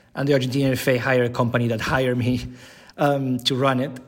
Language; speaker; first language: English; non-native, fluent; Spanish